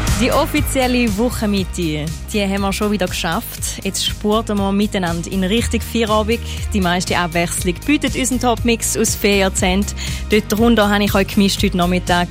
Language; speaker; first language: German; native; German